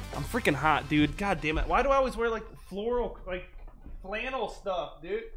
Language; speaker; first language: English; native; English